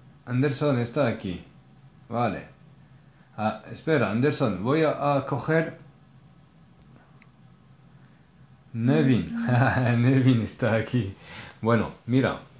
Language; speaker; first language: Spanish; non-native, learner; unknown